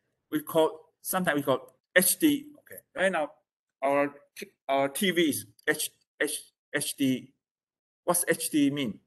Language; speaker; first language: English; non-native, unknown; Chinese